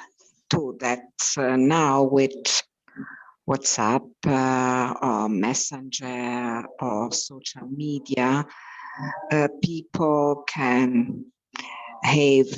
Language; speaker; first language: English; non-native, learner; Italian